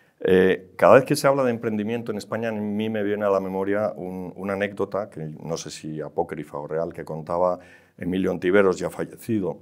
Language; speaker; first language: Spanish; native; Spanish